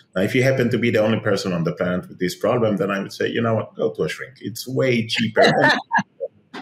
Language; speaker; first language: English; non-native, fluent; Hebrew